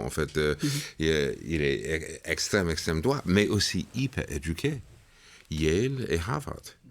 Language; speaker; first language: French; non-native, fluent; English